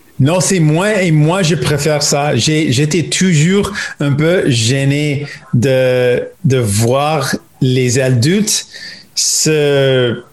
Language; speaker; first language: French; non-native, local second language; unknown